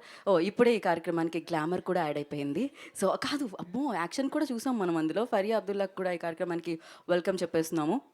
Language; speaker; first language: Telugu; native; Telugu